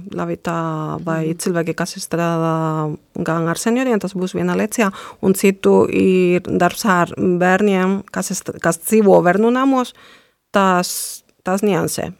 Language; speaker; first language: Latvian; non-native, fluent; Spanish